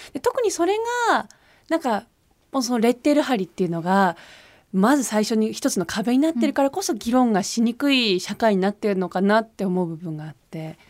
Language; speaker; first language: Japanese; early bilingual, heritage; Japanese